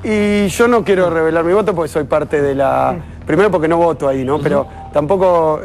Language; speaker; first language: Spanish; native; Spanish